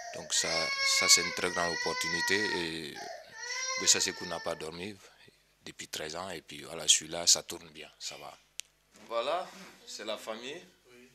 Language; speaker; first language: French; non-native, local second language; Mandingo